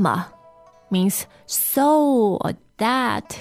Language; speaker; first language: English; non-native, fluent; Chinese